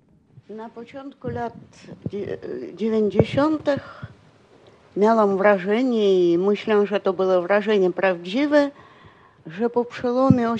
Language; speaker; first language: Polish; non-native, fluent; Russian